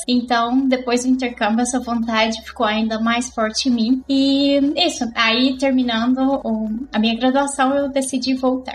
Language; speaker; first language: Portuguese; native; Portuguese